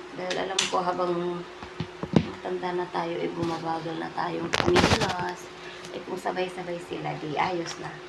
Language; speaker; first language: Filipino; non-native, local second language; Cebuano